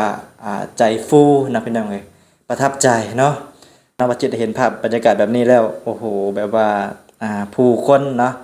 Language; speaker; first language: Thai; non-native, local second language; Northeastern Thai